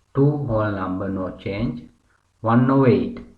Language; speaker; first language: English; non-native, local second language; Sinhala